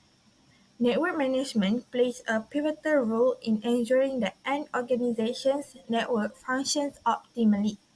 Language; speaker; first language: English; non-native, local second language; Malay